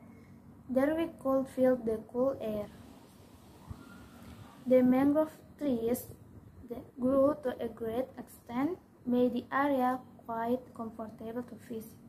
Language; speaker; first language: English; non-native, learner; Indonesian